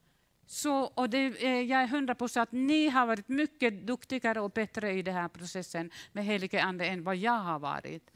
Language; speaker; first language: Swedish; non-native, fluent; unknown